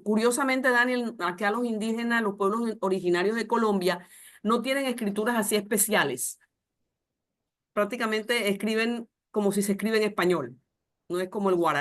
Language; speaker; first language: Spanish; native; Spanish